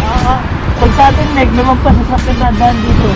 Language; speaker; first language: Filipino; non-native, local second language; Cebuano